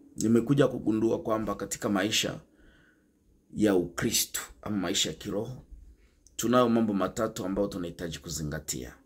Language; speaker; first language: Swahili; non-native, local second language; Nande